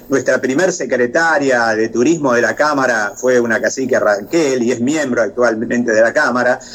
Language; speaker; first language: Spanish; native; Spanish